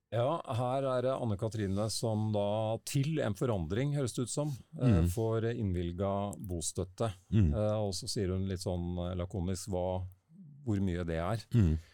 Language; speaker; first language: Norwegian; native; Norwegian